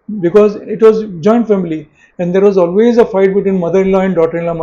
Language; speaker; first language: English; non-native, local second language; Marathi